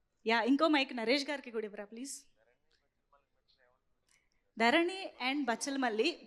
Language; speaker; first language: Telugu; native; Telugu